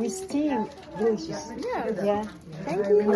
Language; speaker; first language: English; non-native, learner; Kazakh